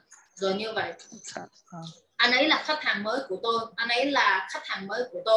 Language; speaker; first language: Vietnamese; native; Vietnamese